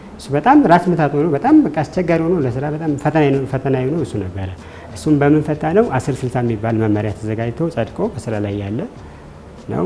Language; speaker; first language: Amharic; native; Amharic